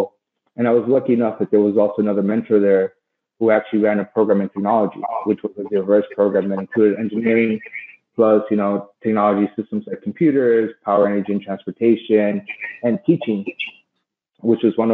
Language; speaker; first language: English; native; English